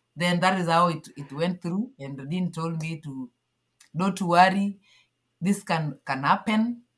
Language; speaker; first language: English; non-native, local second language; Luo (Kenya and Tanzania)